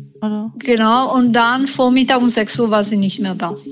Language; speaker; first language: German; non-native, learner; Italian